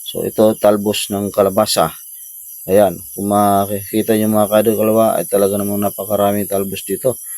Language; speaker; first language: Filipino; native; Filipino